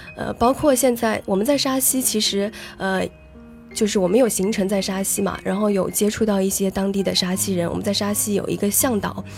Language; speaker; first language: Chinese; native; Chinese